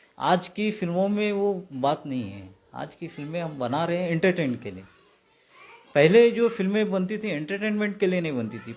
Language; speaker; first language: Hindi; non-native, local second language; Urdu